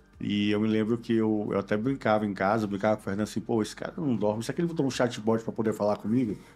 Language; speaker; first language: Portuguese; native; Portuguese